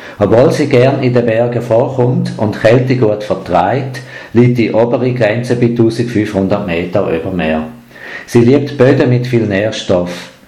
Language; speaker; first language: German; native; German